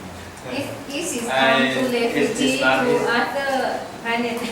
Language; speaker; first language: English; non-native, learner; Thai